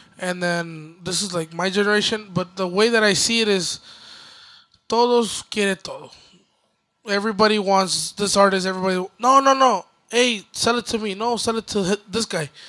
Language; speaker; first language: English; early bilingual, other home language; Spanish